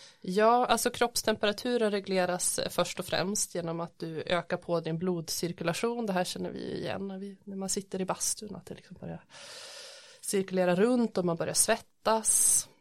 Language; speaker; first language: Swedish; native; Swedish